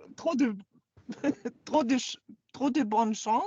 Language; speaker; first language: French; non-native, fluent; German